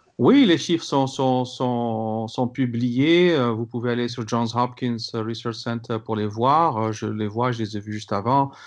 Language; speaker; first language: French; non-native, local second language; Kabyle